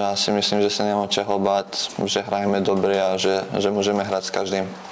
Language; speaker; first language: Czech; non-native, fluent; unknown